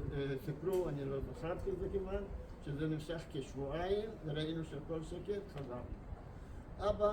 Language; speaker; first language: Hebrew; non-native, fluent; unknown